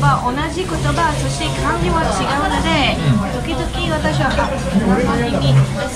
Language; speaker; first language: Japanese; non-native, learner; French